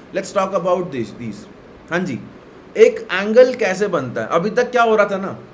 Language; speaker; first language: Hindi; native; Hindi